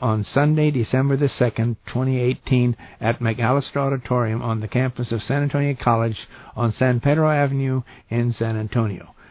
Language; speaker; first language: English; native; English